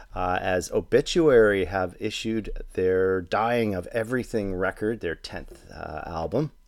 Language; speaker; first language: English; native; English